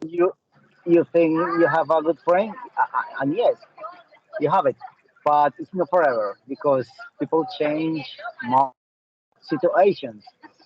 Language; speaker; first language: English; non-native, learner; Spanish